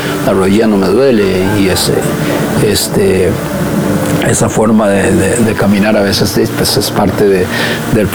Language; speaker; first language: Spanish; native; Spanish